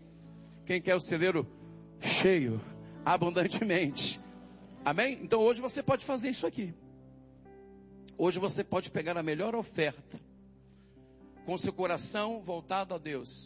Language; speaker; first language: Portuguese; native; Portuguese